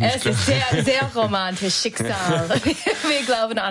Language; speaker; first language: German; non-native, learner; English